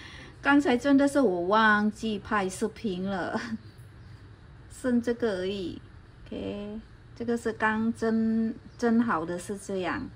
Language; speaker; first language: Chinese; non-native, learner; Indonesian